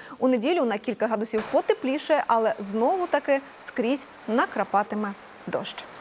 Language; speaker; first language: Ukrainian; native; Ukrainian